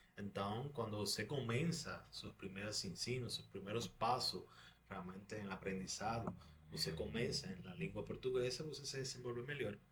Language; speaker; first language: Portuguese; non-native, fluent; Spanish